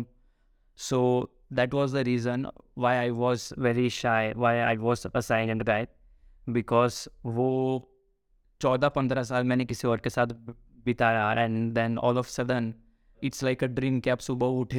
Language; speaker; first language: English; non-native, local second language; Gujarati